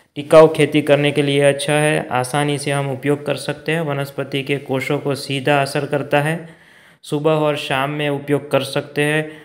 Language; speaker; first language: Hindi; non-native, local second language; Gujarati